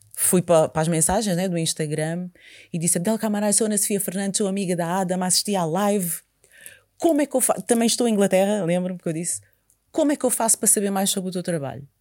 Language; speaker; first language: Portuguese; native; Portuguese